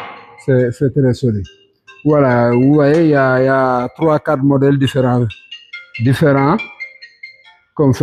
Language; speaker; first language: French; non-native, local second language; Wolof